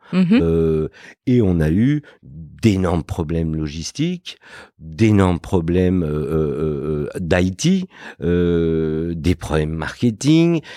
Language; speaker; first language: French; early bilingual, other home language; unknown